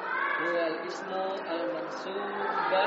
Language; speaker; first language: Arabic; non-native, learner; Indonesian